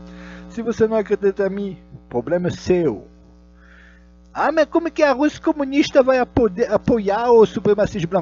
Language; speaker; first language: Portuguese; non-native, fluent; Russian